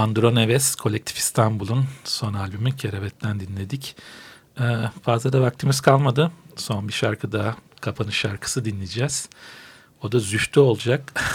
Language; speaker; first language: Turkish; native; Turkish